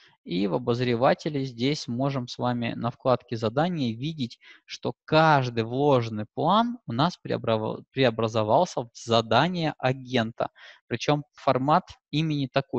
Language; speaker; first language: Russian; native; Russian